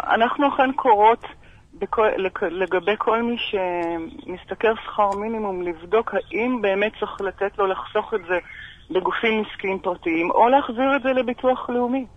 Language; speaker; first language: Hebrew; native; Hebrew